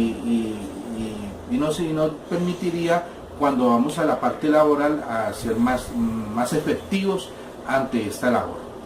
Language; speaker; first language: Spanish; native; Spanish